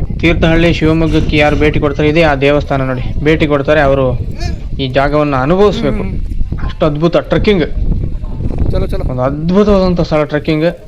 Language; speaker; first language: Kannada; native; Kannada